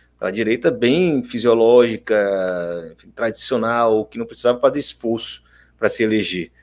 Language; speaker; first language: Portuguese; native; Portuguese